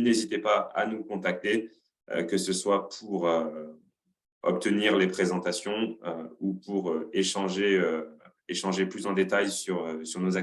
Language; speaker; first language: French; native; French